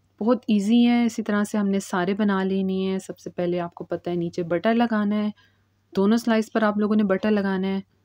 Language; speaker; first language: Urdu; native; Urdu